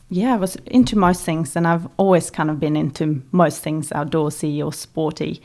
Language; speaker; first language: English; non-native, fluent; Norwegian